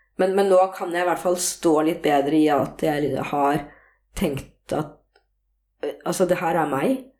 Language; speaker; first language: Norwegian; early bilingual, other home language; Korean